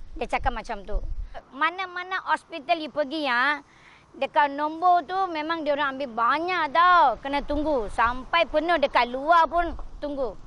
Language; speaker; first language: Malay; non-native, local second language; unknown